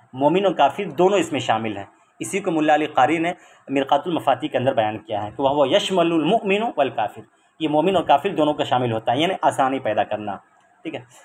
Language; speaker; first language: Urdu; native; Urdu